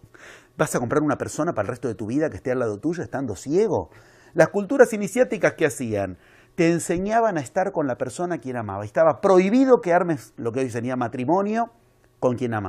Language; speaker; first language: Spanish; native; Spanish